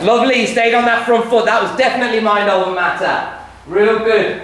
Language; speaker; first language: English; native; English